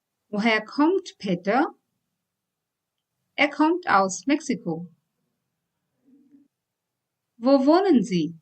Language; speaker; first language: German; non-native, fluent; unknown